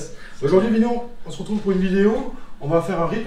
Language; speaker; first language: French; native; French